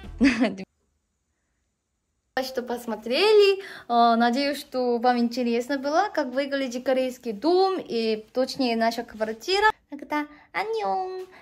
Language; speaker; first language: Russian; non-native, learner; Korean